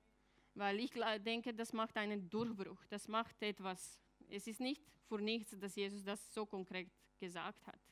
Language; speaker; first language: German; non-native, fluent; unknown